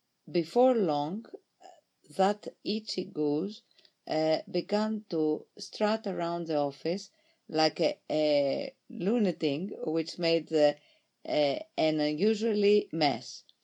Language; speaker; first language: English; non-native, fluent; Greek